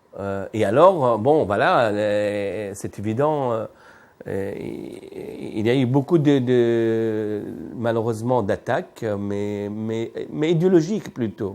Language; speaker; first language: French; non-native, fluent; Arabic